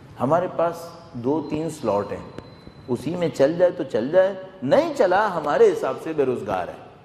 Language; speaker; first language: Urdu; native; Urdu